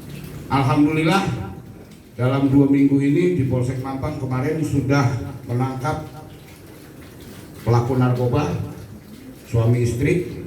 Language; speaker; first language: Indonesian; native; Indonesian